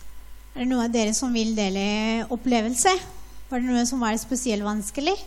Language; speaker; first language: Norwegian; non-native, fluent; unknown